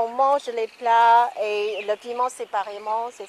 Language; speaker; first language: French; non-native, fluent; Chinese